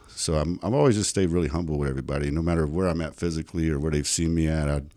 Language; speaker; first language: English; native; English